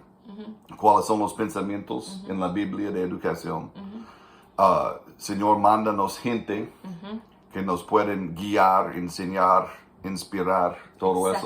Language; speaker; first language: Spanish; non-native, fluent; English